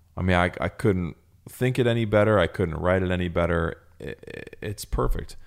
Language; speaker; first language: English; native; English